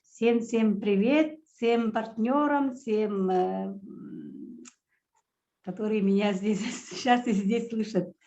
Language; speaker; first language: Russian; non-native, local second language; Yakut